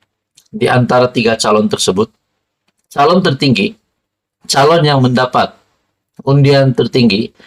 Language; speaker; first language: Malay; native; Malay